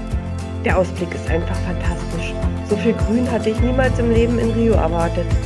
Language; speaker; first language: German; native; German